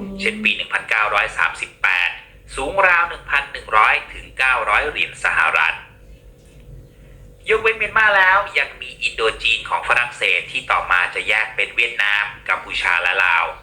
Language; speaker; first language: Thai; native; Thai